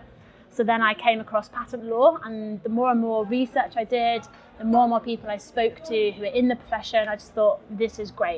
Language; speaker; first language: English; native; English